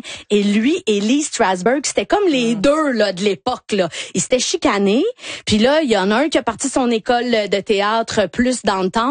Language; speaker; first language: French; native; French